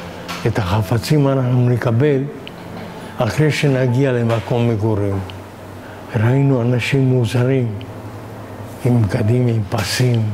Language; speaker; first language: Hebrew; non-native, fluent; Hungarian